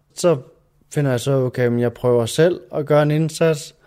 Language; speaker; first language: Danish; native; Danish